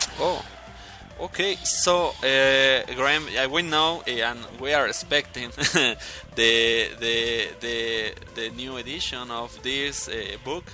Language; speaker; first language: English; non-native, learner; Spanish